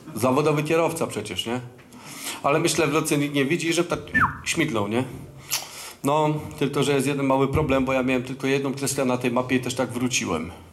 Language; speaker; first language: Polish; native; Polish